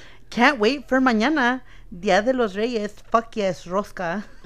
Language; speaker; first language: Spanish; early bilingual, other home language; English